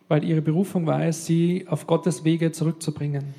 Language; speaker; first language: German; native; German